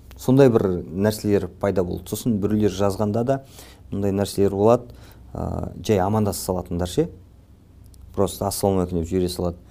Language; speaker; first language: Kazakh; native; Kazakh